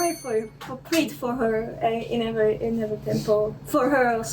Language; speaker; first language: English; non-native, fluent; Czech